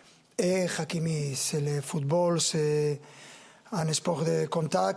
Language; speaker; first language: French; non-native, fluent; Spanish